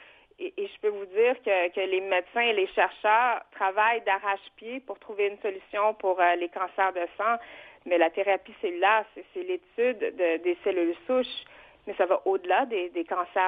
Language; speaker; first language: French; early bilingual, other home language; Vietnamese